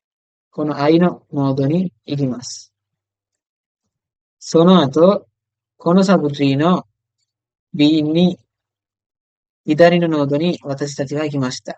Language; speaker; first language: Japanese; non-native, fluent; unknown